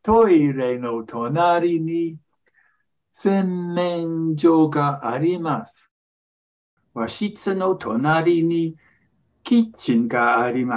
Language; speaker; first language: Japanese; non-native, learner; English